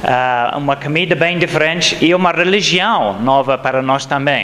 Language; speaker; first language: Portuguese; non-native, fluent; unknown